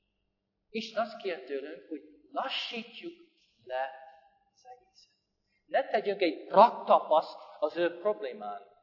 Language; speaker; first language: Hungarian; non-native, fluent; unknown